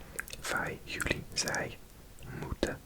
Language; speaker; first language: Dutch; non-native, learner; English